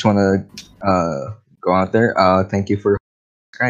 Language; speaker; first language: English; non-native, local second language; Filipino